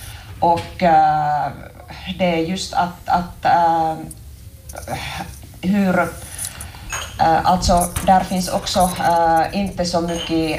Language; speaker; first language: Swedish; non-native, local second language; Finnish